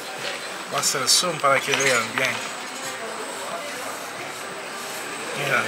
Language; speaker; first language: Spanish; non-native, learner; Haitian Creole